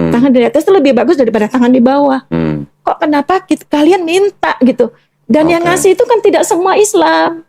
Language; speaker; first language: Indonesian; native; Indonesian